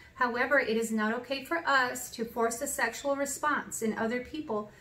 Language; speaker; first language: English; native; English